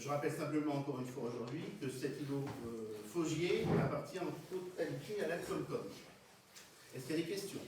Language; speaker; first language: French; native; French